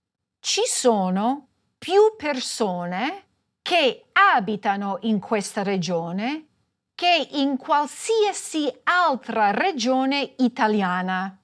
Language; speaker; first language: Italian; non-native, fluent; English